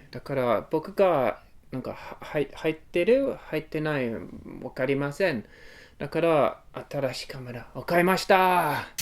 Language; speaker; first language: Japanese; non-native, learner; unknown